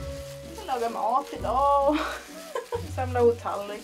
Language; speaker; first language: Swedish; native; Swedish